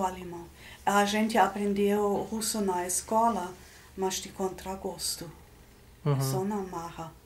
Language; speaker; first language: Portuguese; non-native, fluent; German